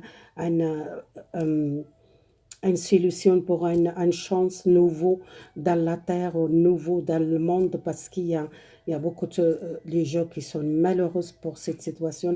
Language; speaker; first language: French; non-native, learner; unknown